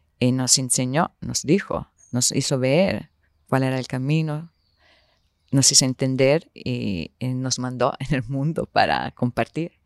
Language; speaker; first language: Spanish; non-native, fluent; Italian